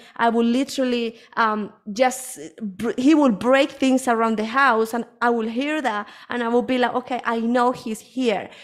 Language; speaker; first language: English; early bilingual, other home language; Spanish